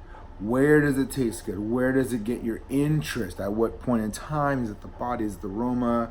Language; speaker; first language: English; native; English